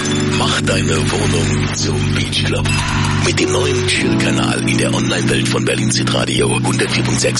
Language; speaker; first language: German; native; German